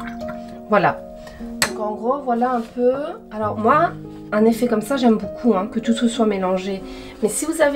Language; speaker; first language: French; native; French